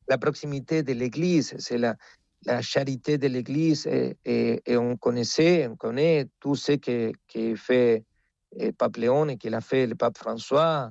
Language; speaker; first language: French; non-native, fluent; Spanish